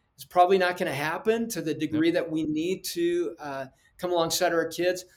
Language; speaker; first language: English; early bilingual, other home language; Spanish